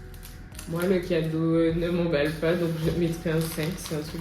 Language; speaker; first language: French; native; French